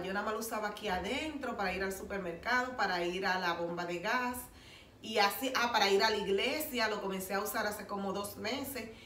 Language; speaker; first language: Spanish; native; Spanish